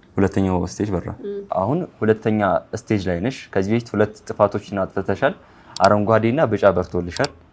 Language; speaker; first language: Amharic; non-native, local second language; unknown